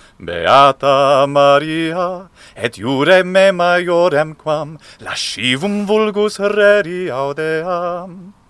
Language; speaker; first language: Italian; non-native, fluent; English